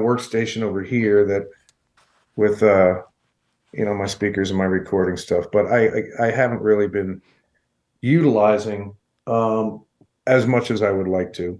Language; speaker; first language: English; native; English